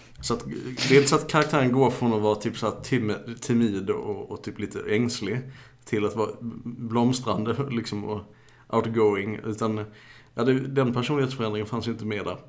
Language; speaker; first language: Swedish; native; Swedish